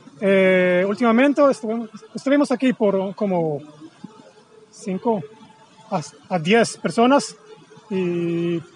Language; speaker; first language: Spanish; non-native, fluent; Hebrew